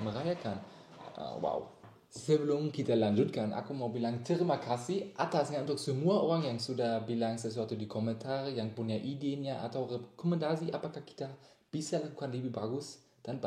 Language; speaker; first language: Indonesian; non-native, learner; German